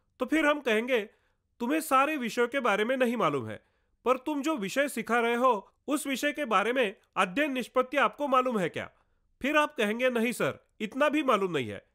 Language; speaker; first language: Hindi; non-native, local second language; Marathi